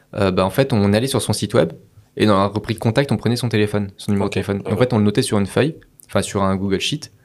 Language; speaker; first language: French; native; French